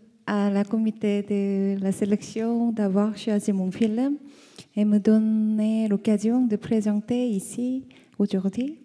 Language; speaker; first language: French; non-native, learner; Korean